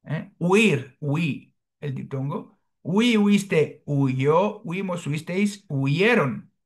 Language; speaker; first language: Spanish; non-native, fluent; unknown